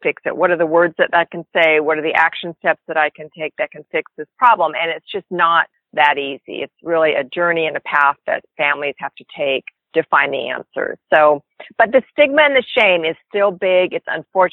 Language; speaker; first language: English; native; English